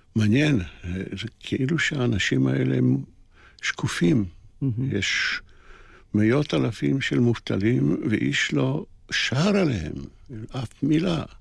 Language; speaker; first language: Hebrew; early bilingual, other home language; Polish